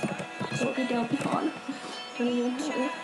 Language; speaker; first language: Finnish; native; Finnish